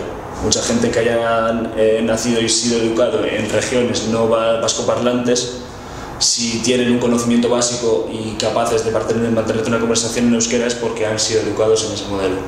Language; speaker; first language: Spanish; non-native, local second language; Basque